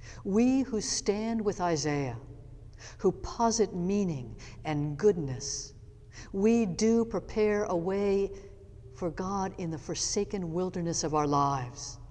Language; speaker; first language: English; native; English